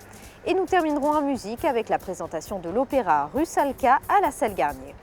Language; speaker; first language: French; native; French